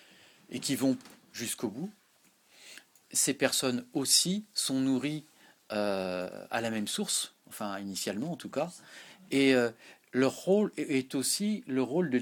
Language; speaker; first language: French; native; French